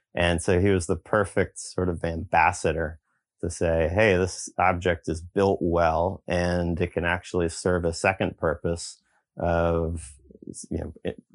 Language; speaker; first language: English; native; English